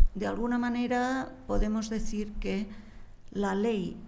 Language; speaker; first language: Spanish; non-native, local second language; Catalan